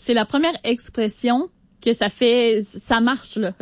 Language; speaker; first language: French; native; French